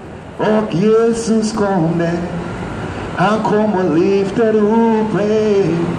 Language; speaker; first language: Swedish; non-native, fluent; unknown